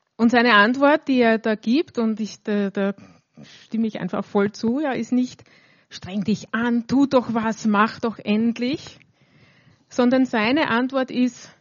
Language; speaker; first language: German; native; German